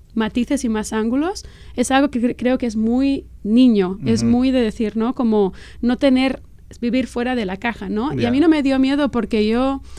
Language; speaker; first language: Spanish; non-native, local second language; Catalan